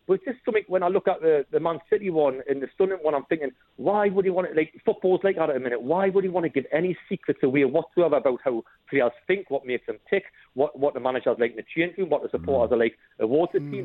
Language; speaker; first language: English; native; English